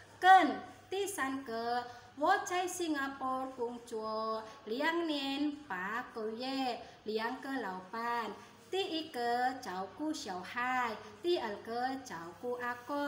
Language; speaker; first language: Chinese; non-native, learner; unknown